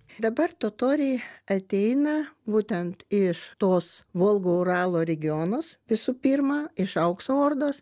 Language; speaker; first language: Lithuanian; non-native, local second language; Russian